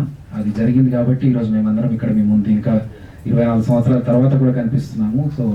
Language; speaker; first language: Telugu; native; Telugu